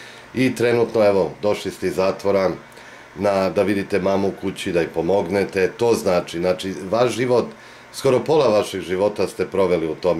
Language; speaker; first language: Bosnian; native; Bosnian